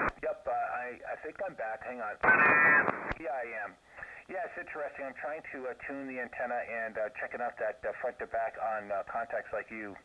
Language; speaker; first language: English; native; English